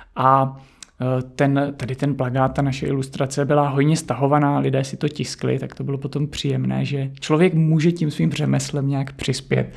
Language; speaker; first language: Czech; native; Czech